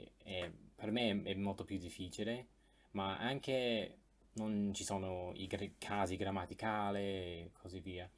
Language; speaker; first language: Italian; non-native, learner; English